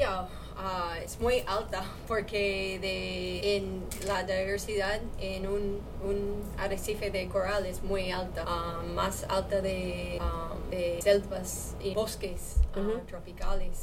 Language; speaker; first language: Spanish; non-native, learner; English